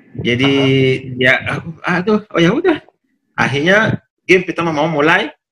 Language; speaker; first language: Indonesian; non-native, fluent; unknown